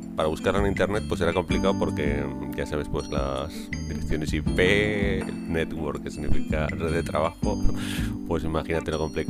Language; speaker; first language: Spanish; native; Spanish